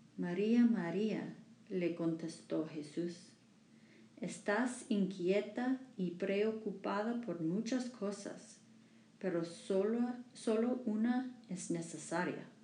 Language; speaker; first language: Spanish; non-native, learner; English